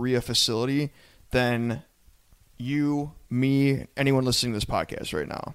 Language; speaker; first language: English; native; English